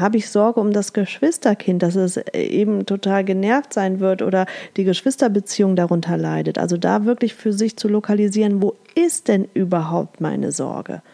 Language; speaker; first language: German; native; German